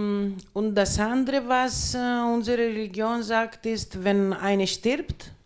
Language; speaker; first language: German; non-native, learner; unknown